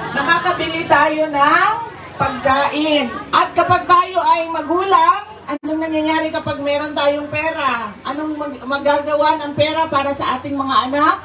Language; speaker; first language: Filipino; non-native, local second language; Cebuano